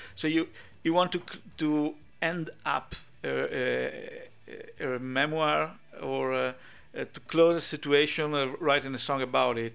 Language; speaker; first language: English; non-native, fluent; Italian